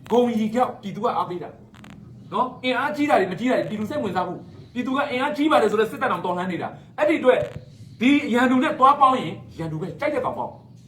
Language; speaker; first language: Burmese; non-native, local second language; Shwe Palaung